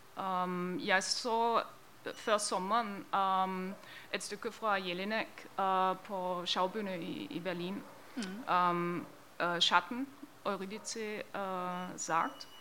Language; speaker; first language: Norwegian; non-native, fluent; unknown